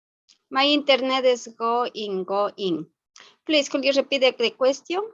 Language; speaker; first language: English; non-native, learner; Spanish